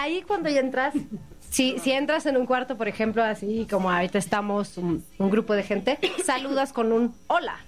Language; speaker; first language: Spanish; non-native, fluent; Swedish